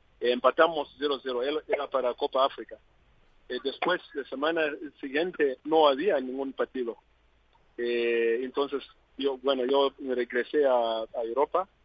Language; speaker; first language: Spanish; non-native, learner; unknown